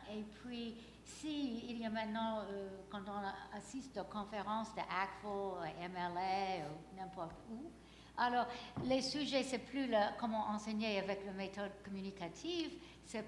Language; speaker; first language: French; non-native, fluent; English